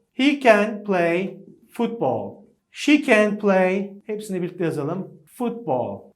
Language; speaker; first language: English; non-native, fluent; Turkish